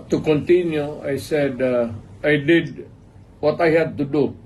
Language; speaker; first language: English; non-native, local second language; Cebuano